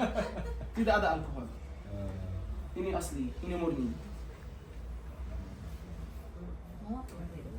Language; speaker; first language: Indonesian; non-native, learner; Arabic